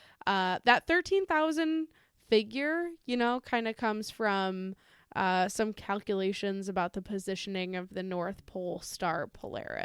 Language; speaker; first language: English; native; English